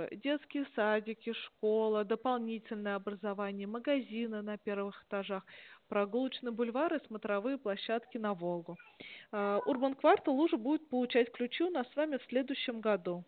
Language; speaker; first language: Russian; native; Russian